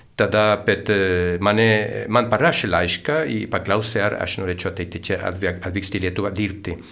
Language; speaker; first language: Lithuanian; non-native, fluent; Spanish